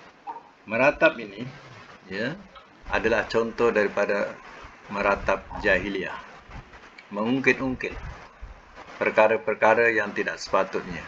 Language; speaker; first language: Malay; native; Malay